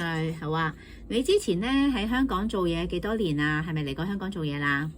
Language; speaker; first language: Cantonese; native; Cantonese